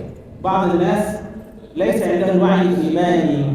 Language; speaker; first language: Arabic; native; Arabic